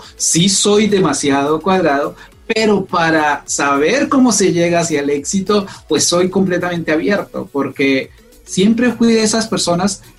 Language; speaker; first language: Spanish; native; Spanish